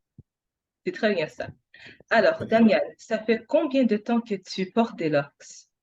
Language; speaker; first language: French; non-native, fluent; English